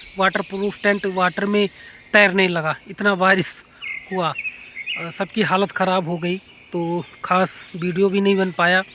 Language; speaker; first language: Hindi; native; Hindi